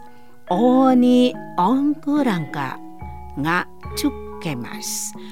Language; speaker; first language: Japanese; non-native, learner; Indonesian